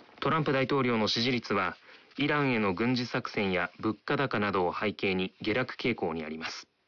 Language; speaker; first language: Japanese; native; Japanese